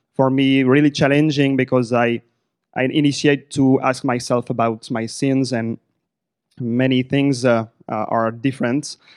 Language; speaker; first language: English; non-native, fluent; French